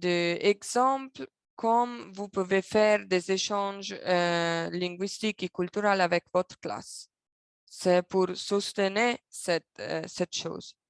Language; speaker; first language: French; non-native, local second language; Italian